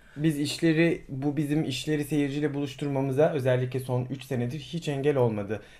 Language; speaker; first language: Turkish; native; Turkish